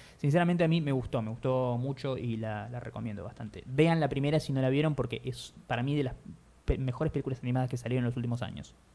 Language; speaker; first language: Spanish; native; Spanish